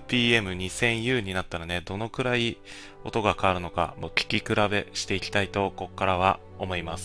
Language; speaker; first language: Japanese; native; Japanese